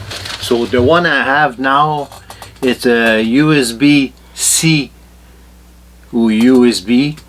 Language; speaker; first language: English; non-native, fluent; French